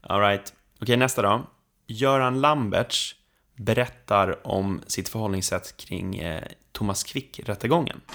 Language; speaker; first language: Swedish; native; Swedish